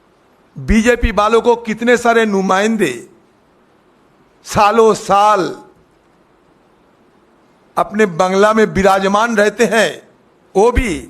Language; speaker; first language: Hindi; non-native, local second language; Bangla